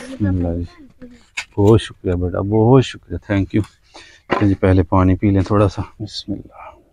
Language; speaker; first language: Urdu; native; Urdu